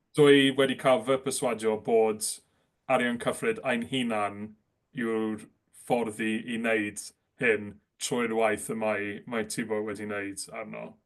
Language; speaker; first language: Welsh; non-native, local second language; English